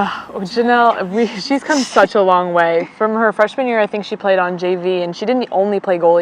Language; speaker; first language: English; native; English